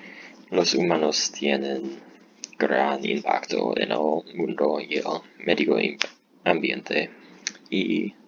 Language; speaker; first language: Spanish; non-native, learner; English